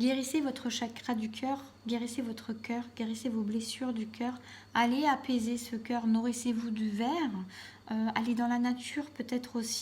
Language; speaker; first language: French; native; French